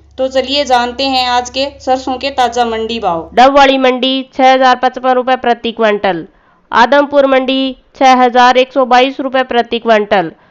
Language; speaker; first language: Hindi; native; Hindi